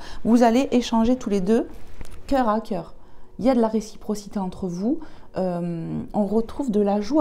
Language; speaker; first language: French; native; French